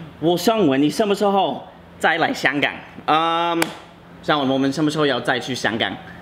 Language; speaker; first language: Chinese; non-native, fluent; English